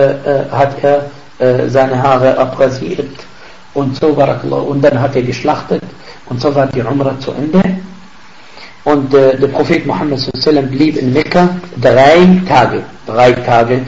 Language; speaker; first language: German; non-native, fluent; Arabic